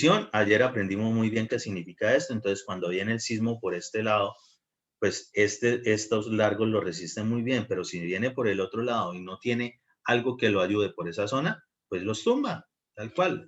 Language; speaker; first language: Spanish; native; Spanish